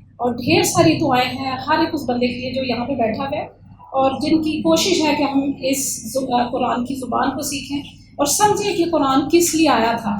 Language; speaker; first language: Urdu; early bilingual, heritage; Urdu